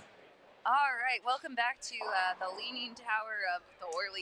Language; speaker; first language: English; native; English